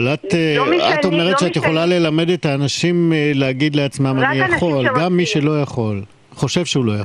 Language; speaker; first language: Hebrew; native; Hebrew